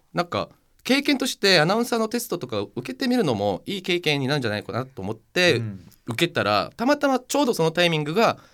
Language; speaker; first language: Japanese; non-native, fluent; Korean